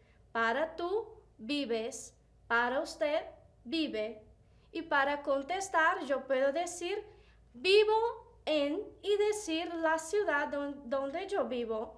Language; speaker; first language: Spanish; non-native, fluent; Portuguese